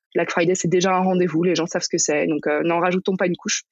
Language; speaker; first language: French; native; French